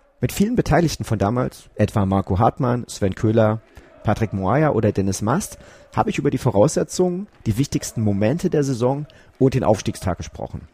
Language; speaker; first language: German; native; German